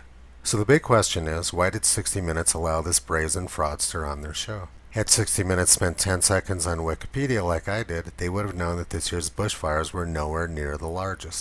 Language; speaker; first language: English; native; English